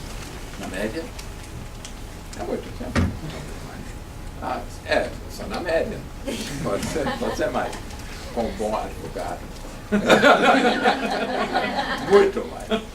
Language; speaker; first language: Portuguese; non-native, fluent; German